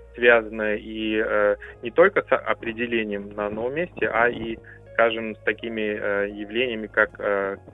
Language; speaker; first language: Russian; non-native, local second language; German